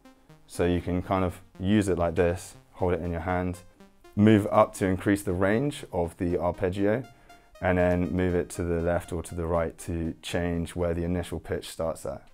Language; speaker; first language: English; native; English